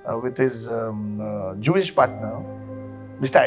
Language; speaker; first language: English; non-native, local second language; Konkani